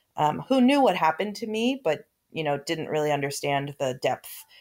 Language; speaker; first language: English; native; English